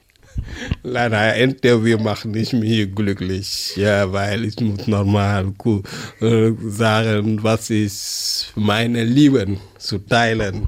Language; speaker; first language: German; non-native, learner; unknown